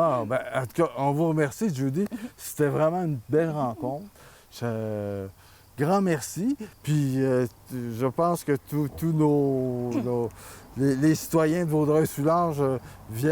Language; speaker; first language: French; native; French